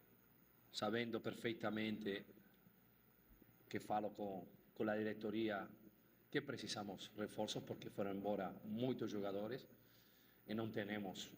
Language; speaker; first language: Portuguese; non-native, fluent; Spanish